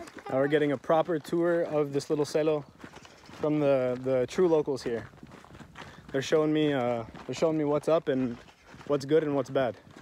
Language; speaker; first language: English; native; English